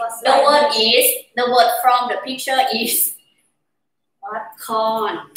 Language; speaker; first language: English; non-native, learner; Thai